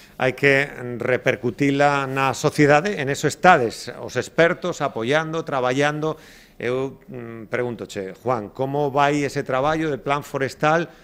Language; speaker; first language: Galician; native; Galician